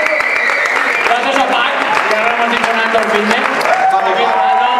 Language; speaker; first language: Spanish; native; Spanish